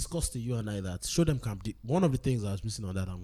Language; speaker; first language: English; non-native, local second language; Yoruba